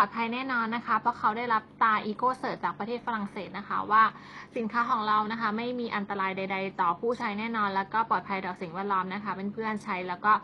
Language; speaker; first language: Thai; native; Thai